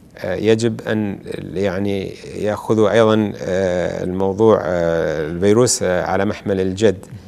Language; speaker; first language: Arabic; native; Arabic